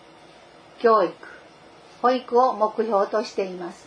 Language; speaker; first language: Japanese; native; Japanese